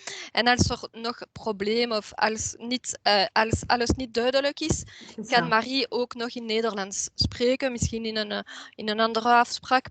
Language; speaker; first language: Dutch; non-native, local second language; French